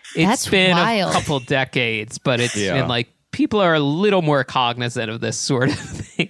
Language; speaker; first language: English; native; English